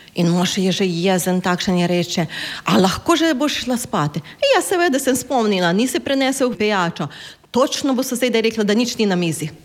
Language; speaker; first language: Slovenian; non-native, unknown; Ukrainian